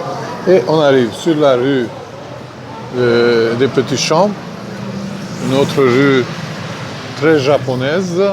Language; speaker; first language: French; non-native, fluent; Hungarian